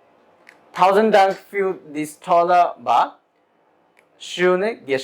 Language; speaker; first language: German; non-native, fluent; Bangla